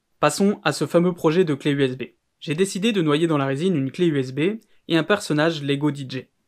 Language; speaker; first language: French; native; French